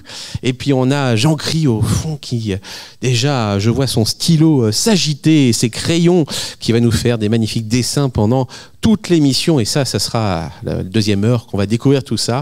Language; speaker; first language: French; native; French